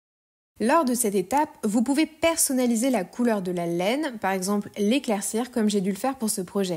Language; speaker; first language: French; native; French